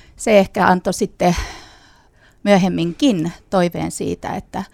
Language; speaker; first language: Finnish; non-native, local second language; Swedish